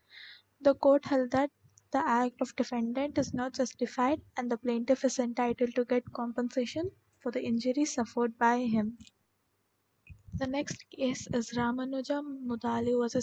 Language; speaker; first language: English; non-native, local second language; Hindi